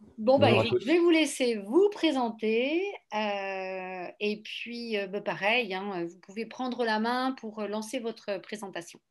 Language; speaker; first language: French; native; French